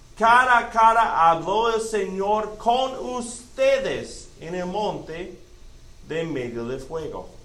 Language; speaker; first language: Spanish; non-native, fluent; English